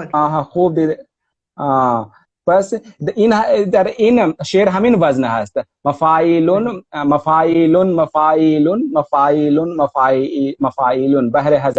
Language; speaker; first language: Persian; non-native, learner; Hindi